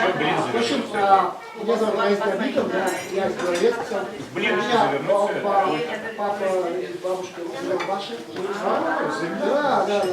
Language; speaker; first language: Russian; non-native, local second language; Bashkir